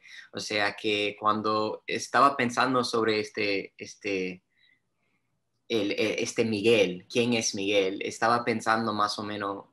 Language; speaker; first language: Spanish; early bilingual, heritage; Spanish